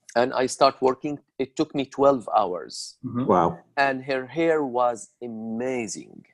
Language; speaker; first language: English; non-native, fluent; Arabic